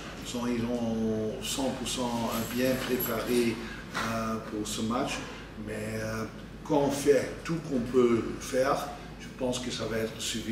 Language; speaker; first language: French; non-native, fluent; Dutch